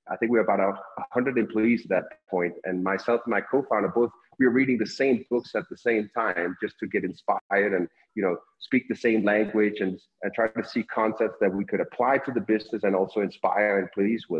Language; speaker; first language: English; non-native, fluent; Danish